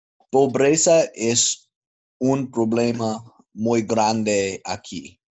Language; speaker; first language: Spanish; non-native, learner; English